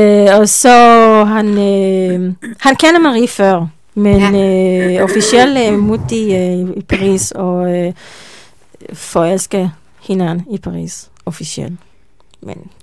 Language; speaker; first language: Danish; non-native, learner; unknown